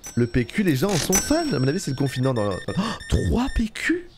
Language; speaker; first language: French; native; French